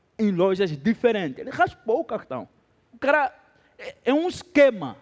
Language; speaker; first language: Portuguese; native; Portuguese